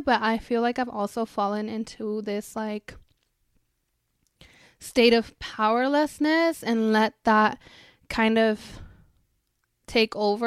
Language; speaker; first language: English; early bilingual, other home language; Spanish